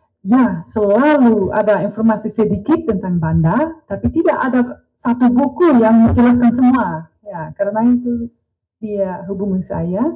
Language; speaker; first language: Indonesian; non-native, learner; Dutch